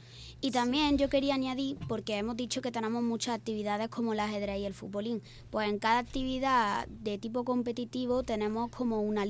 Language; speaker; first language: Spanish; native; Spanish